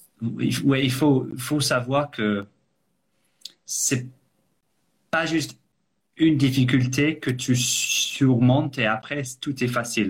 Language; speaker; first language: French; non-native, fluent; English